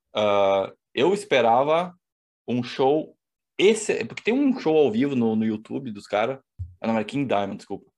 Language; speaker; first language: Portuguese; native; Portuguese